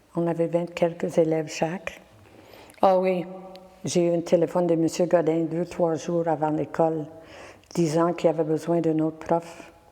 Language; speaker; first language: French; non-native, local second language; English